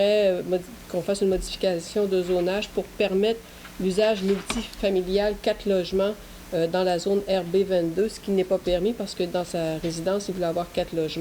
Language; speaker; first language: French; native; French